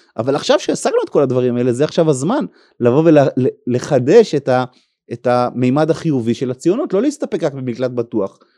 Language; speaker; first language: Hebrew; native; Hebrew